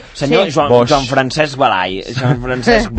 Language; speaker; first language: Catalan; native; Catalan